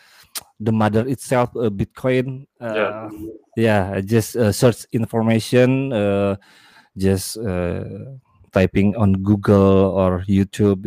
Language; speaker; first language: English; non-native, learner; Indonesian